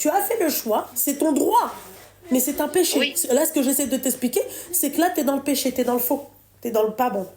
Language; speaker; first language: French; native; French